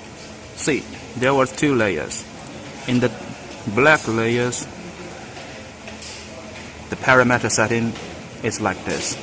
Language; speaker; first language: English; non-native, learner; Chinese